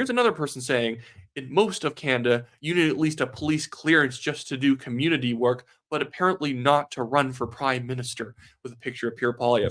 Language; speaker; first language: English; native; English